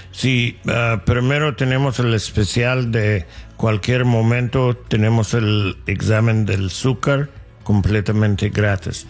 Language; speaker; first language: Spanish; non-native, learner; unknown